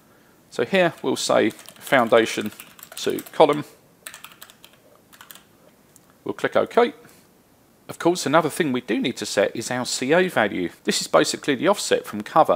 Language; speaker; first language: English; native; English